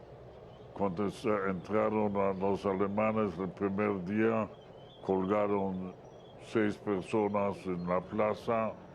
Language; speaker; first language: Spanish; non-native, fluent; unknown